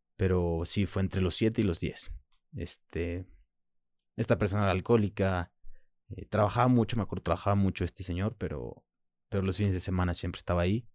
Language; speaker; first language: Spanish; early bilingual, other home language; French